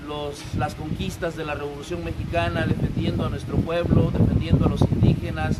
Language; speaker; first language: Spanish; native; Spanish